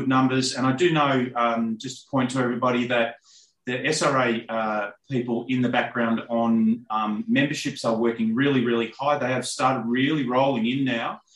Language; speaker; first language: English; native; English